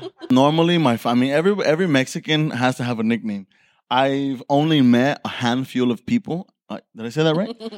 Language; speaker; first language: English; early bilingual, other home language; Spanish